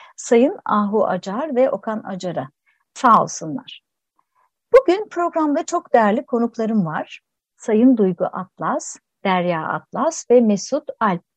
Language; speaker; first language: Turkish; native; Turkish